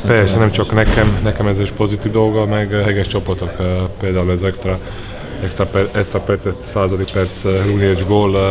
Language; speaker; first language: Hungarian; non-native, learner; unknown